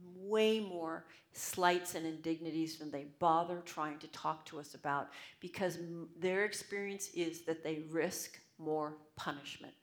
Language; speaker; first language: English; native; English